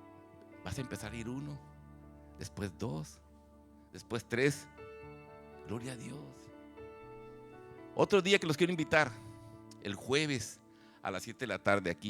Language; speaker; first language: Spanish; native; Spanish